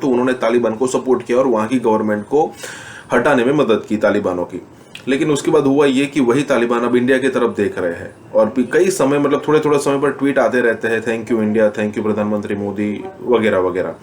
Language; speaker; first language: Hindi; native; Hindi